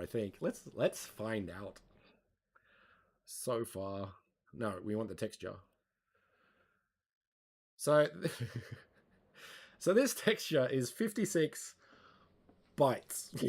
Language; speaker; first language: English; native; English